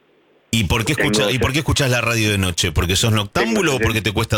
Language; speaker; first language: Spanish; native; Spanish